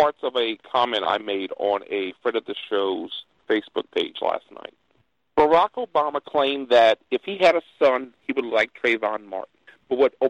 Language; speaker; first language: English; native; English